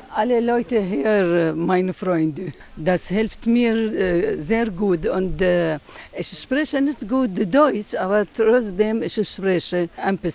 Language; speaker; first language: German; non-native, learner; Arabic